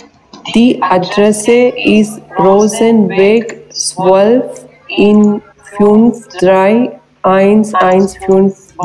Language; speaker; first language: German; non-native, learner; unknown